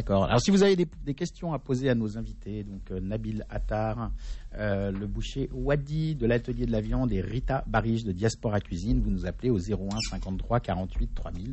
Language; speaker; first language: French; native; French